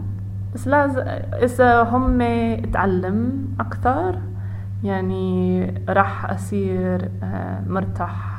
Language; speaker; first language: Arabic; non-native, learner; English